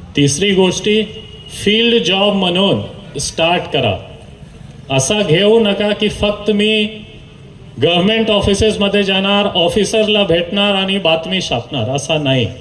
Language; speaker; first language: Marathi; non-native, fluent; Hindi